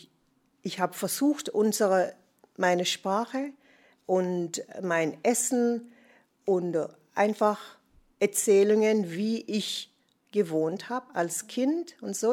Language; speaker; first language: German; non-native, fluent; English